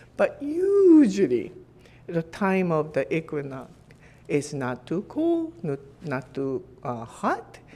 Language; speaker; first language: English; non-native, fluent; Japanese